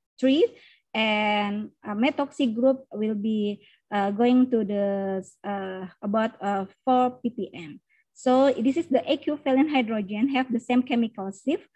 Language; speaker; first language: English; non-native, learner; Indonesian